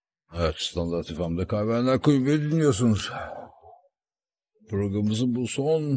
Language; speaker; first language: Turkish; native; Turkish